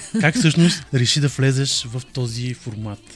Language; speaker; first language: Bulgarian; native; Bulgarian